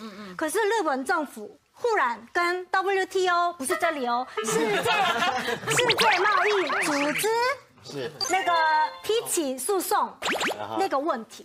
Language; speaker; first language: Chinese; non-native, fluent; Korean